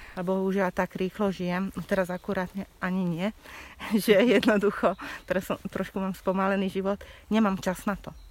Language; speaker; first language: Slovak; non-native, local second language; Hungarian